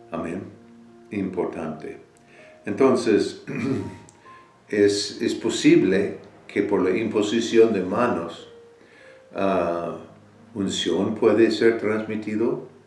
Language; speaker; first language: Spanish; non-native, fluent; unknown